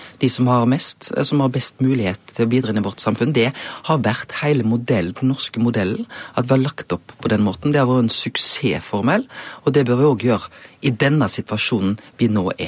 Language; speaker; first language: Norwegian; native; Norwegian